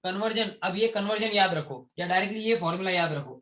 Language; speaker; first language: Hindi; non-native, local second language; Marathi